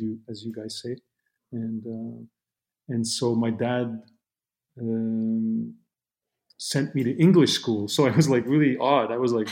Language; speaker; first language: English; non-native, fluent; Italian